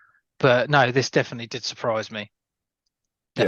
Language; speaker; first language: English; native; English